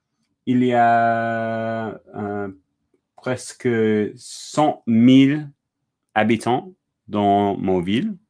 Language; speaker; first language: French; non-native, learner; English